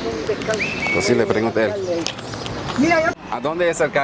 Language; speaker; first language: Spanish; non-native, learner; English